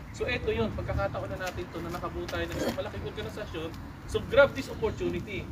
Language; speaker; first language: Filipino; native; Filipino